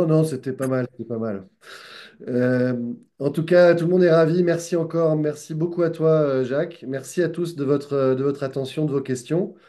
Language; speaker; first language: French; native; French